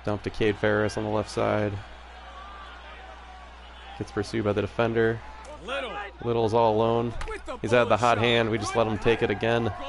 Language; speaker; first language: English; native; English